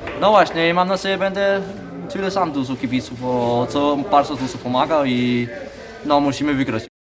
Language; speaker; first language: Polish; non-native, learner; Danish